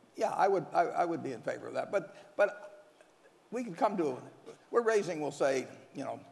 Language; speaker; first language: English; native; English